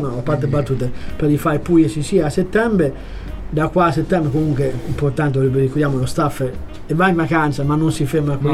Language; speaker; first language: Italian; native; Italian